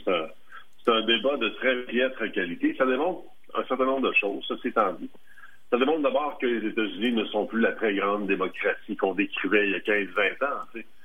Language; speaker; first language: French; native; French